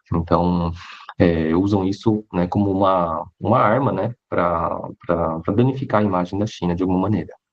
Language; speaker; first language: Portuguese; early bilingual, other home language; Chinese